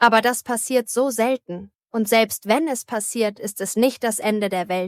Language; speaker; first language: German; native; German